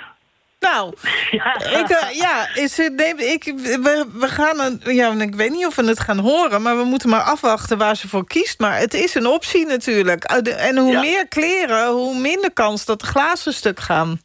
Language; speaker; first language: Dutch; native; Dutch